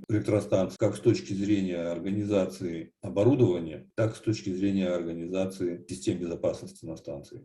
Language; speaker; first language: Russian; native; Russian